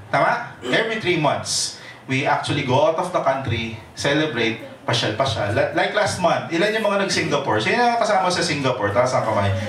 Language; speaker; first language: Filipino; native; Filipino